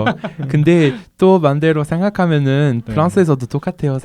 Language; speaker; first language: Korean; non-native, fluent; French